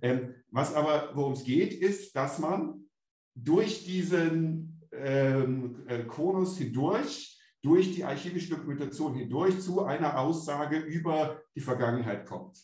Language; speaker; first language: German; native; German